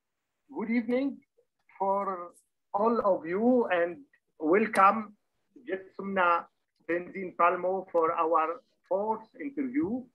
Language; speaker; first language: English; non-native, learner; Arabic